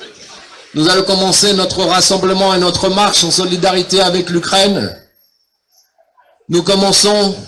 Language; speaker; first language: French; non-native, fluent; Ukrainian